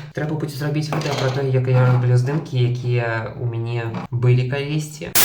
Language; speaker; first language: Belarusian; non-native, local second language; Russian